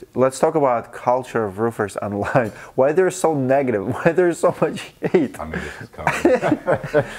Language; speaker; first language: English; non-native, fluent; Russian